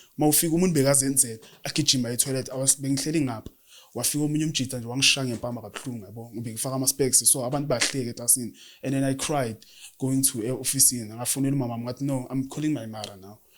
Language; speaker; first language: Zulu; native; Zulu